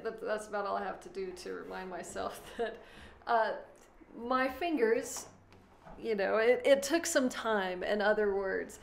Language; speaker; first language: English; native; English